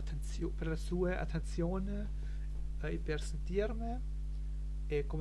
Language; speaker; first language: Italian; non-native, learner; German